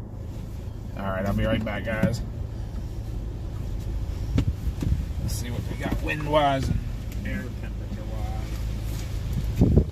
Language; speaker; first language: English; native; English